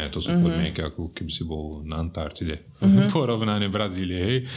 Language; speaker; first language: Slovak; non-native, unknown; Portuguese